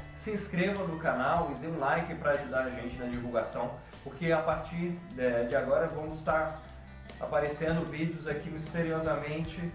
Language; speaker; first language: Portuguese; native; Portuguese